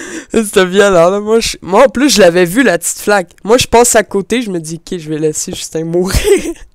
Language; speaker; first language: French; native; French